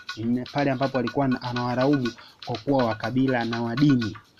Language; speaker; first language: Swahili; native; Swahili